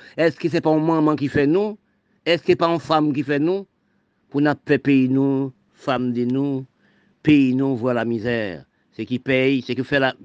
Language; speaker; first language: French; non-native, local second language; Haitian Creole